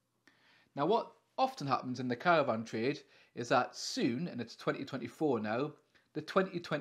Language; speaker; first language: English; native; English